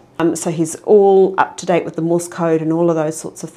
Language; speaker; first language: English; native; English